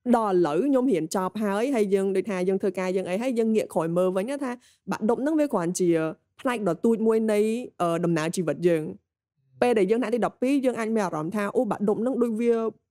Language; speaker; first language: Khmer; native; Khmer